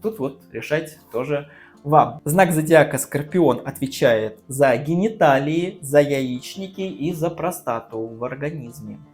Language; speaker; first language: Russian; native; Russian